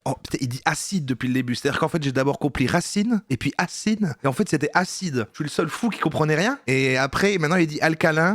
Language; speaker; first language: French; native; French